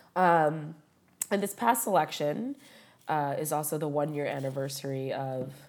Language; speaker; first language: English; native; English